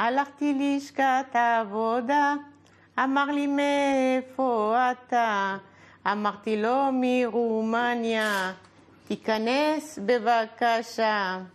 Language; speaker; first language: Hebrew; non-native, fluent; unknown